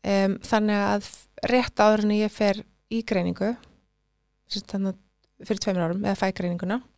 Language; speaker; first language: Icelandic; non-native, local second language; Swedish